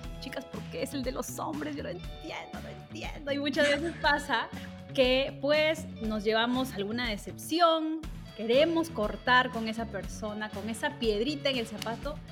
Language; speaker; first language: Spanish; native; Spanish